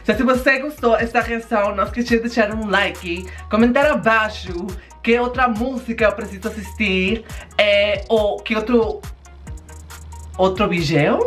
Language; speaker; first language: Portuguese; non-native, learner; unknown